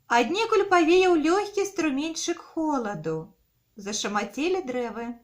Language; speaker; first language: Belarusian; non-native, local second language; Russian